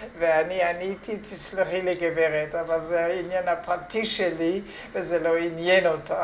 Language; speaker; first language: Hebrew; non-native, fluent; French